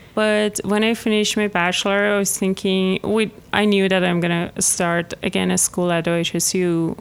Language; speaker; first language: English; non-native, fluent; Persian